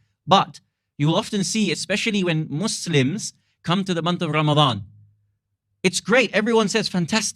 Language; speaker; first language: English; native; English